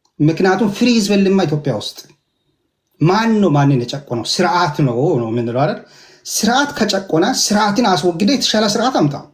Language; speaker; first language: Amharic; non-native, local second language; Hadiyya